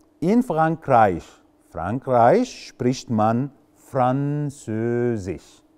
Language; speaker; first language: German; non-native, fluent; Arabic